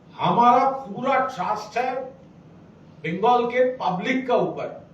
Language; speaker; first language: Hindi; non-native, local second language; Bangla